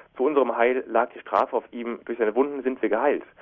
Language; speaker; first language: German; native; German